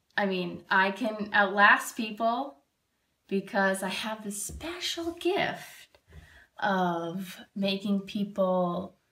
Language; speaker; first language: English; native; English